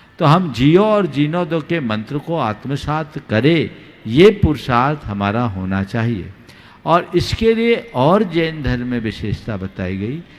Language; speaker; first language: Hindi; native; Hindi